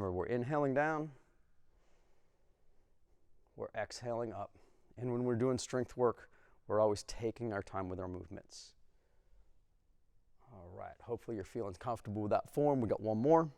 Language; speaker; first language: English; native; English